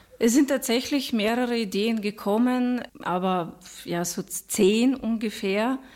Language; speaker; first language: German; non-native, fluent; Russian